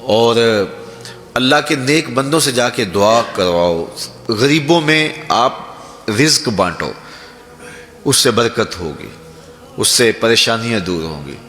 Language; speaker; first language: Urdu; non-native, local second language; Punjabi